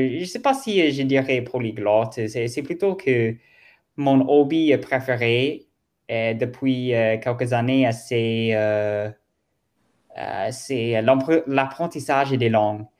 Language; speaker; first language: French; non-native, learner; German